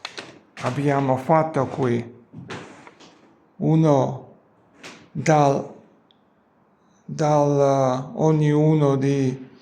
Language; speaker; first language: Italian; non-native, learner; Georgian